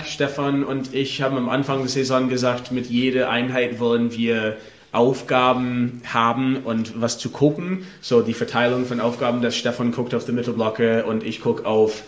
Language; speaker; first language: German; non-native, learner; English